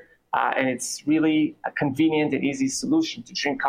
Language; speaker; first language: English; non-native, fluent; Hebrew